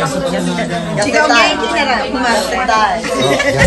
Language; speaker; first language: Japanese; non-native, learner; Filipino